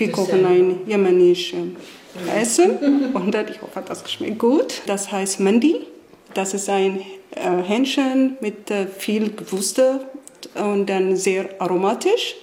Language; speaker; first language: German; non-native, learner; Arabic